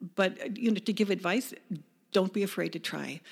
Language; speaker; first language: English; native; English